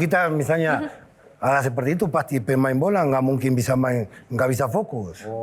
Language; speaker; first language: Indonesian; non-native, fluent; Spanish